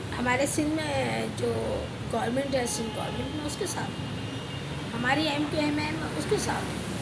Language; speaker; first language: Urdu; native; Urdu